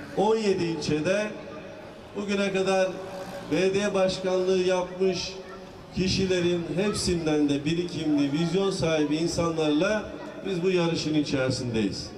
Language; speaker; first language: Turkish; native; Turkish